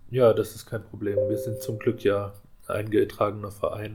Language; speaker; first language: German; native; German